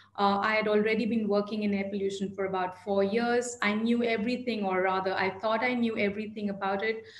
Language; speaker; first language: English; non-native, local second language; Hindi